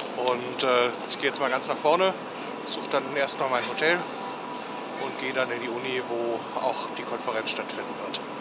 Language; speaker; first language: German; native; German